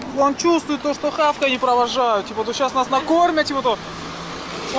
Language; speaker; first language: Russian; native; Russian